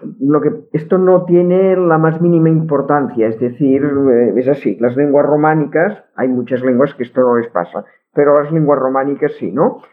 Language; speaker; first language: Spanish; non-native, local second language; Catalan